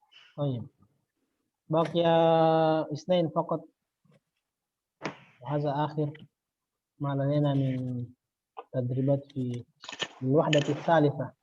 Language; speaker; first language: Arabic; non-native, fluent; Indonesian